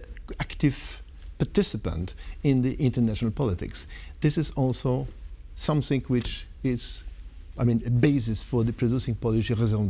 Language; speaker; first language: English; non-native, fluent; Polish